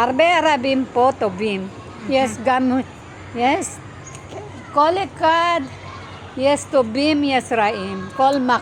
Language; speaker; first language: Hebrew; non-native, learner; Filipino